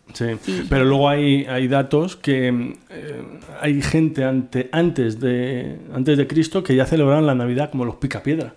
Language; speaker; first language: Spanish; native; Spanish